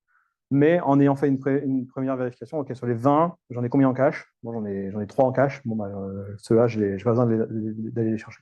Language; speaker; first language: French; native; French